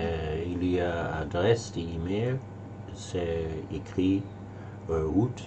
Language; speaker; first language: French; non-native, learner; German